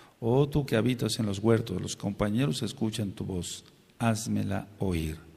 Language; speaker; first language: Spanish; native; Spanish